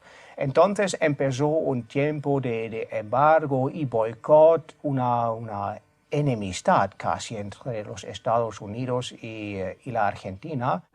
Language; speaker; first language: Spanish; non-native, fluent; German